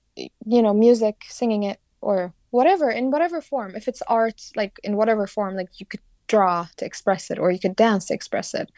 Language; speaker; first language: English; non-native, fluent; Kurdish